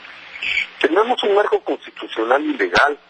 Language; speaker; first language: Spanish; native; Spanish